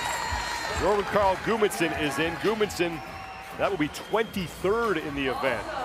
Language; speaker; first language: English; native; English